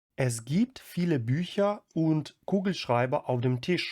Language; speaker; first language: German; non-native, fluent; Ukrainian